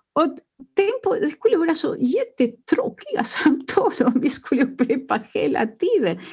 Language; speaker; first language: Swedish; non-native, fluent; Spanish